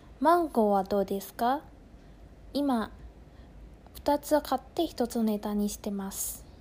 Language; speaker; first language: Japanese; non-native, fluent; Chinese